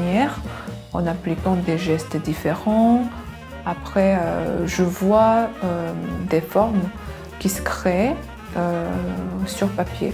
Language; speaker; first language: French; non-native, fluent; Korean